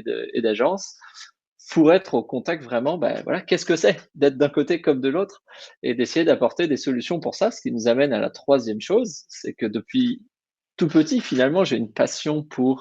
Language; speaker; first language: French; native; French